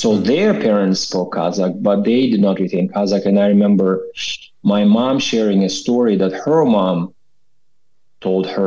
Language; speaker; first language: English; non-native, fluent; Russian